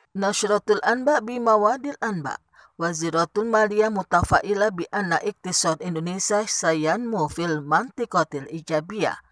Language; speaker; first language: Arabic; non-native, fluent; Indonesian